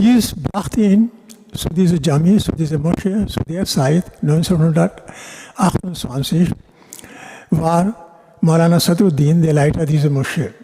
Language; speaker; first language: German; non-native, fluent; Urdu